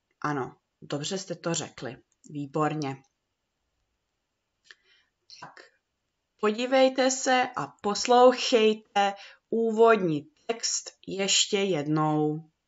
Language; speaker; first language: Czech; early bilingual, heritage; Czech